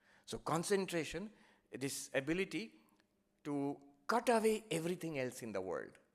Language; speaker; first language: English; non-native, local second language; Bangla